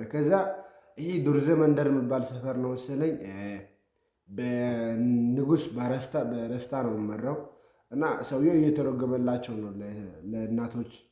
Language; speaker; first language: Amharic; non-native, local second language; Wolaytta